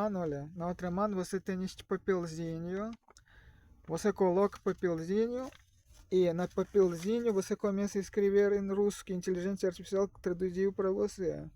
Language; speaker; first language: Portuguese; non-native, fluent; Russian